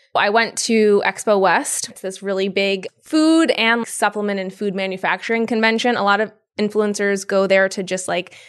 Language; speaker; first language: English; native; English